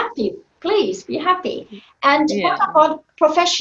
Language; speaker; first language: English; non-native, fluent; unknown